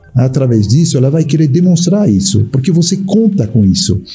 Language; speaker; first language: Portuguese; non-native, fluent; French